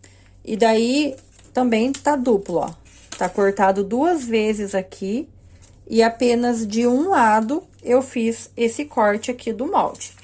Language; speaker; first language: Portuguese; native; Portuguese